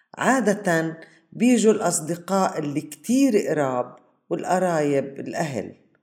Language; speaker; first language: Arabic; native; Arabic